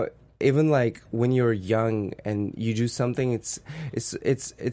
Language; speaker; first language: English; non-native, fluent; Russian